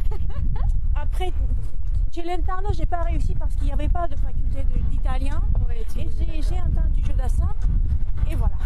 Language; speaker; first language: French; non-native, fluent; Azerbaijani